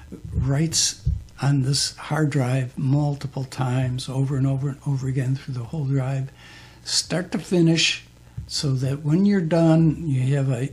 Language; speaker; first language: English; native; English